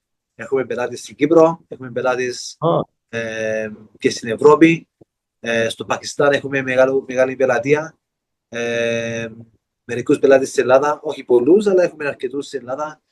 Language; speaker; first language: Greek; early bilingual, heritage; Greek